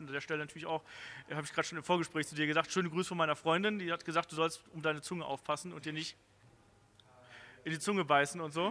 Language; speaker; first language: German; native; German